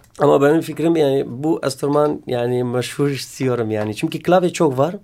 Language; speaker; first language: Turkish; non-native, learner; Kurdish